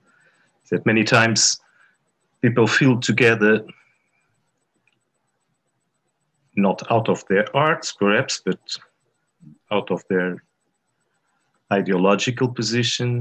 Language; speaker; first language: English; non-native, fluent; Portuguese